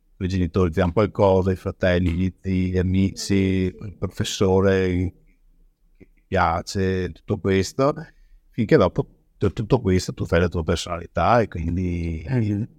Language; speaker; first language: Italian; native; Italian